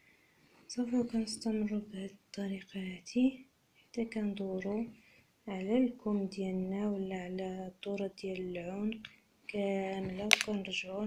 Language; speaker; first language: Arabic; native; Arabic